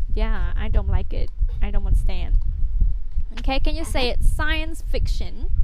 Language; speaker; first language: English; non-native, fluent; Vietnamese